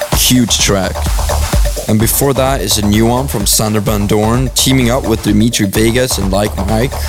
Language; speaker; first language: English; non-native, fluent; Swedish